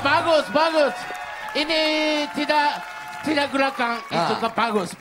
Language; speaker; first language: Indonesian; non-native, learner; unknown